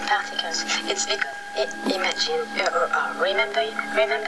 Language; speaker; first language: English; non-native, fluent; French